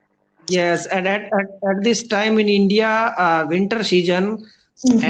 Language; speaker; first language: English; non-native, learner; Rajasthani